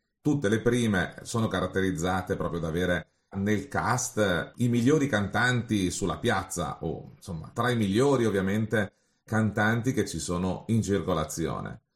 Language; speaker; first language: Italian; native; Italian